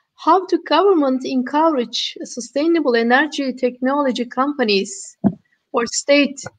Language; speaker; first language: English; non-native, fluent; Turkish